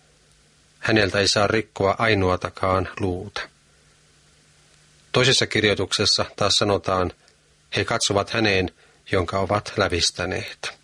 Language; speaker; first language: Finnish; native; Finnish